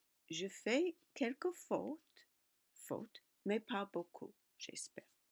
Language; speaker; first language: French; non-native, learner; English